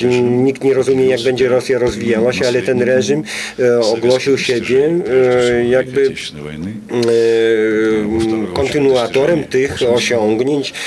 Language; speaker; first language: Polish; non-native, fluent; Russian